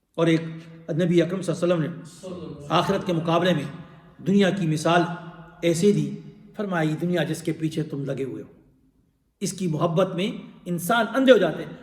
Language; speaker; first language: Urdu; non-native, local second language; Pashto